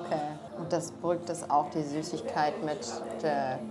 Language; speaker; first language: German; non-native, fluent; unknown